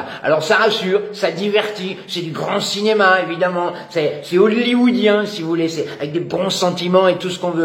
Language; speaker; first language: French; native; French